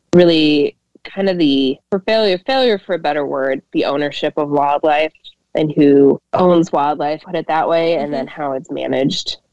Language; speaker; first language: English; native; English